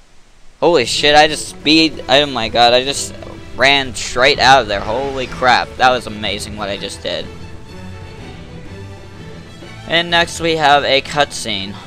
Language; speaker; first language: English; native; English